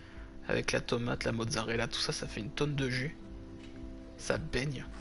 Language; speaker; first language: French; native; French